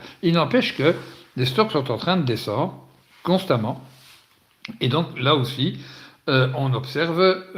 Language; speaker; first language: French; native; French